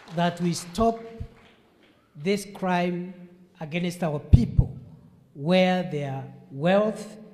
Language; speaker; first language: English; non-native, local second language; Meru